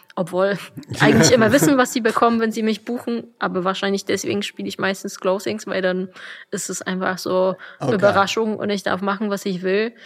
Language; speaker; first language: German; non-native, fluent; Polish